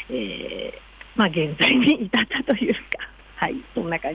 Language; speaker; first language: Japanese; native; Japanese